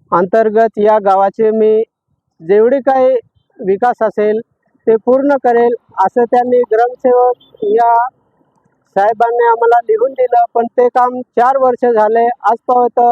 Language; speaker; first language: Marathi; non-native, local second language; Vasavi